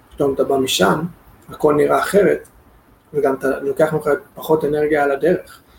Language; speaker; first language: Hebrew; non-native, fluent; English